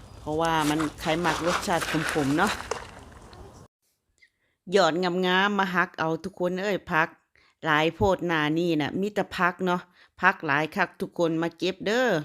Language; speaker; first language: Thai; non-native, local second language; Lao